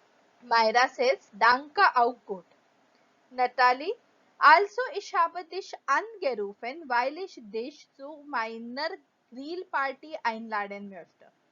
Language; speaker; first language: German; non-native, fluent; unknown